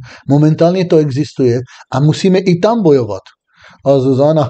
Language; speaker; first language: Czech; non-native, fluent; Hebrew